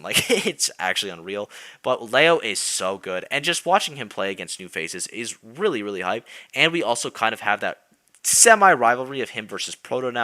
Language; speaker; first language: English; native; English